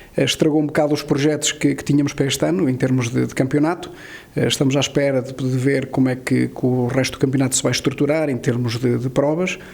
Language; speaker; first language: Portuguese; early bilingual, heritage; Portuguese